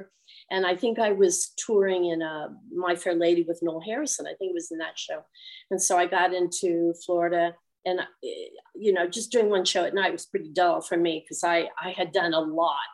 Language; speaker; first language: English; native; English